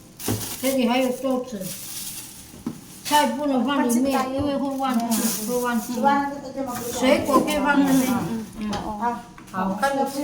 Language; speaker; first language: Chinese; non-native, learner; Filipino